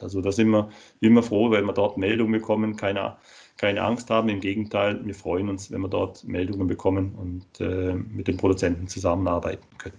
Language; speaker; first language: German; native; German